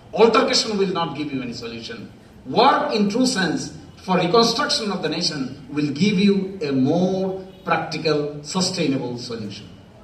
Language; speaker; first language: English; non-native, local second language; Bangla